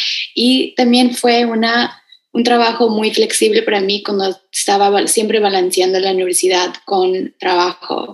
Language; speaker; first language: Spanish; early bilingual, heritage; Spanish